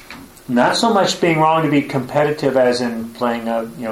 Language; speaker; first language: English; native; English